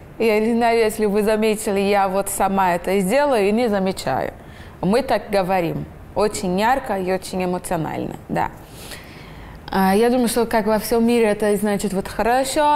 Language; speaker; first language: Russian; non-native, learner; Portuguese